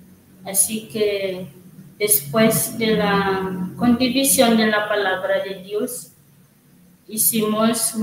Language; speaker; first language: Spanish; non-native, learner; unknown